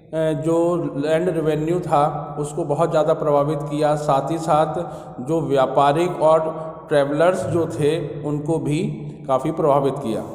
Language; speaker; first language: Hindi; native; Hindi